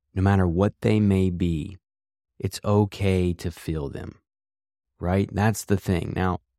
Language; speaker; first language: English; native; English